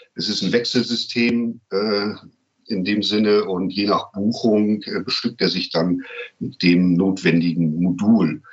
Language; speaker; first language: German; native; German